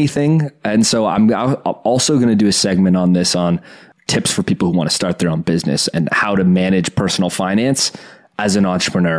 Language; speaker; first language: English; native; English